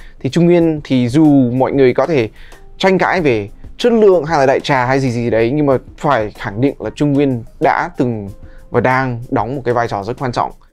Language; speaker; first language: Vietnamese; early bilingual, heritage; Vietnamese